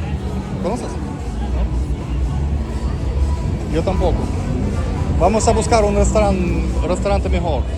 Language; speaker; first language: Spanish; non-native, learner; Russian